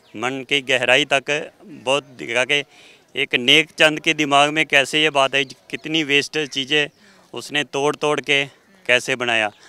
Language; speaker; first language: Hindi; native; Hindi